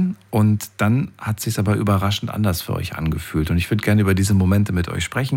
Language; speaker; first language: German; native; German